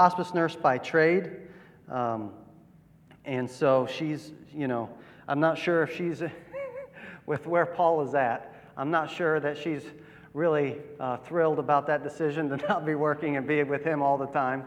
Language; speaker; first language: English; native; English